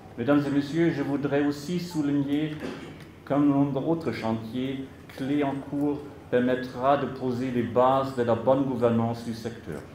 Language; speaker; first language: French; non-native, local second language; Lingala